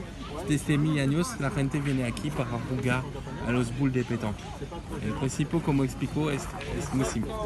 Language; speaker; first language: Spanish; non-native, learner; French